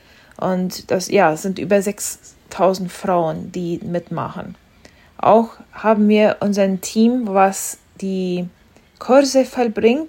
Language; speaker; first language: German; non-native, fluent; Spanish